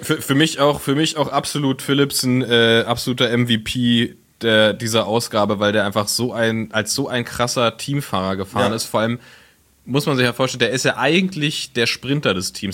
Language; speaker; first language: German; native; German